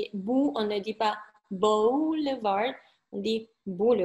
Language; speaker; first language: French; non-native, fluent; Spanish